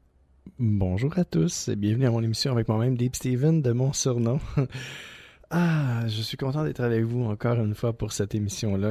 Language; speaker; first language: French; native; French